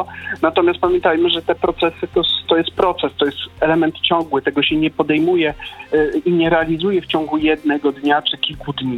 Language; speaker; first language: Polish; native; Polish